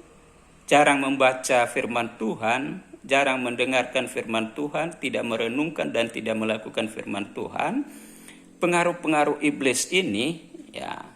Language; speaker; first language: Indonesian; native; Indonesian